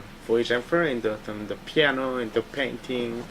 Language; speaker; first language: English; non-native, learner; Korean